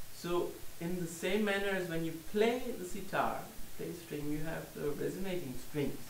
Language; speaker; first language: English; non-native, fluent; German